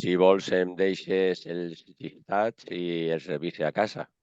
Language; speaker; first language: Catalan; non-native, local second language; Spanish